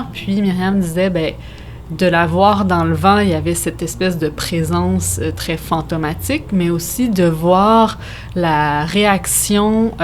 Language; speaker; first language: French; native; French